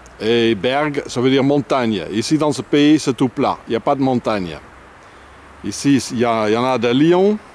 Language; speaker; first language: French; non-native, fluent; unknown